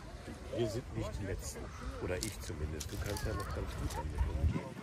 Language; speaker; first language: German; native; German